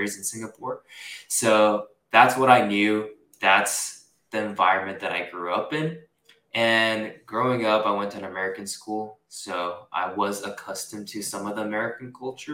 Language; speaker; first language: English; early bilingual, other home language; Japanese